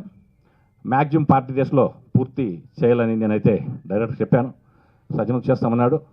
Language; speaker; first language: Telugu; native; Telugu